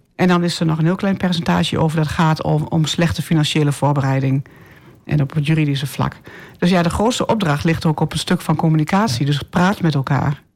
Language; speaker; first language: Dutch; native; Dutch